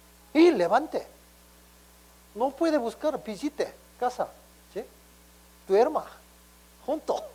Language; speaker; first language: Spanish; non-native, learner; Korean